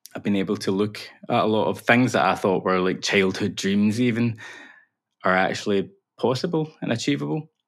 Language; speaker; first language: English; native; English